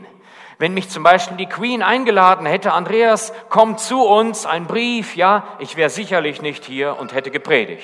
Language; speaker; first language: German; native; German